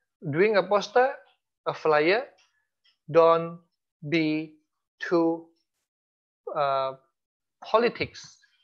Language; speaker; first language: English; non-native, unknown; Indonesian